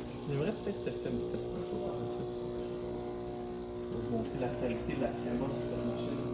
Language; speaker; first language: French; native; French